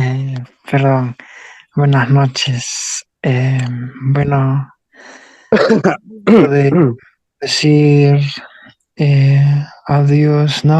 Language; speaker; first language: Spanish; non-native, local second language; Quechua